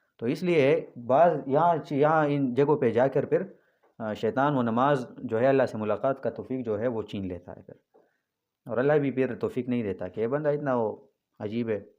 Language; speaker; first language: Urdu; non-native, local second language; Pashto